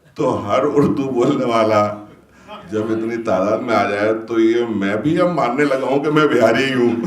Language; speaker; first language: Urdu; native; Urdu